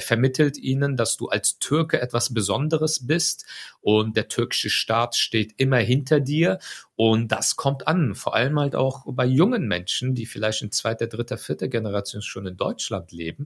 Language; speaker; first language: German; early bilingual, other home language; Turkish